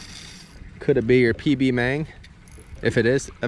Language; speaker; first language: English; native; English